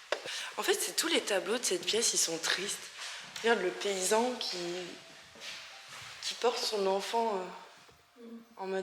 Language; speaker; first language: French; native; French